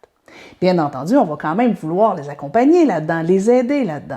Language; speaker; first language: French; native; French